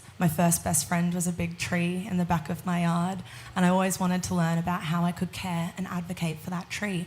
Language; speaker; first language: English; native; English